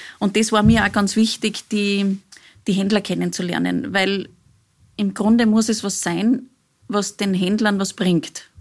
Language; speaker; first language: German; native; German